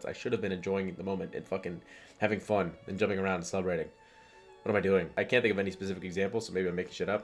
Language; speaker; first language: English; native; English